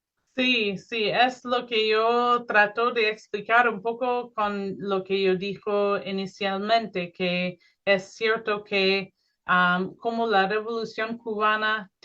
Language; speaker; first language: Spanish; non-native, fluent; English